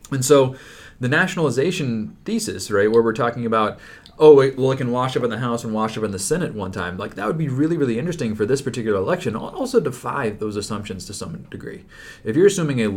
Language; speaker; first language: English; native; English